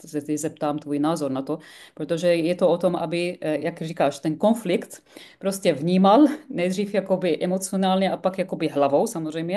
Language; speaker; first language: Czech; non-native, fluent; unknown